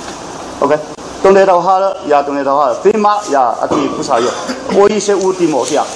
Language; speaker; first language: Spanish; non-native, learner; Chinese